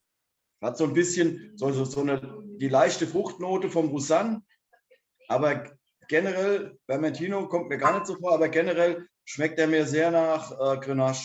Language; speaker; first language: German; native; German